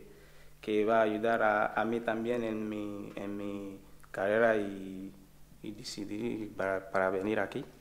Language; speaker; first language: Spanish; non-native, learner; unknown